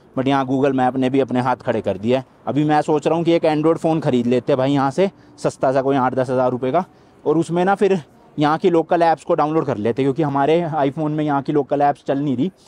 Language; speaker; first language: Hindi; native; Hindi